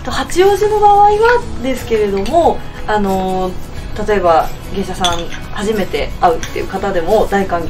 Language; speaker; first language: Japanese; native; Japanese